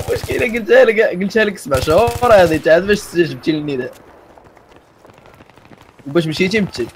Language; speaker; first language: Arabic; native; Arabic